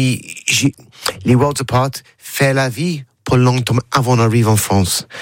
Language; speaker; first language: French; non-native, learner; English